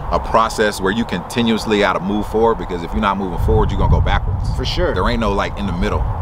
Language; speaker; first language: English; native; English